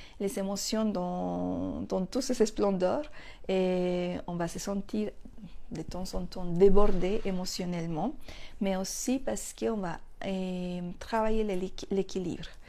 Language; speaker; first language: French; non-native, fluent; Spanish